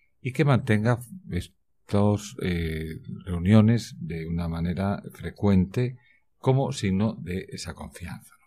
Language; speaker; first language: Spanish; native; Spanish